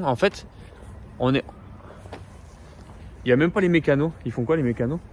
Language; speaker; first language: French; native; French